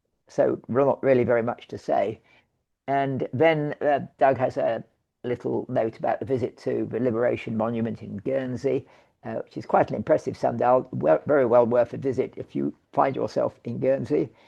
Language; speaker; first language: English; native; English